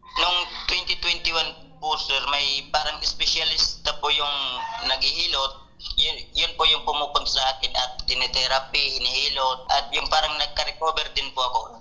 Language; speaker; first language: Filipino; non-native, local second language; Bikol